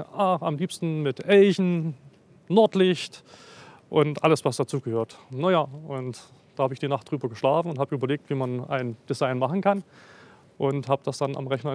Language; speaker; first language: German; native; German